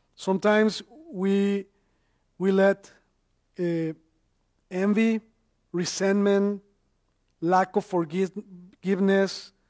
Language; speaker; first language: English; non-native, fluent; Spanish